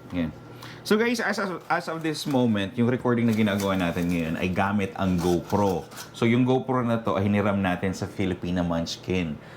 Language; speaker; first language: Filipino; non-native, local second language; Bikol